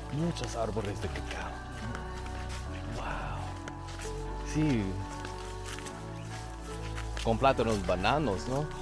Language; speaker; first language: Spanish; non-native, learner; English